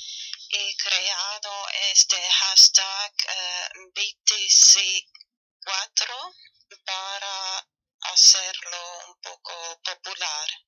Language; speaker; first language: Spanish; non-native, fluent; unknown